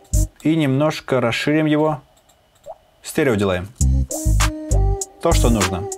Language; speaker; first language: Russian; native; Russian